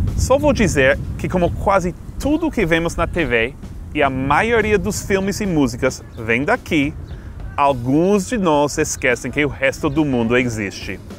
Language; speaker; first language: Portuguese; non-native, fluent; English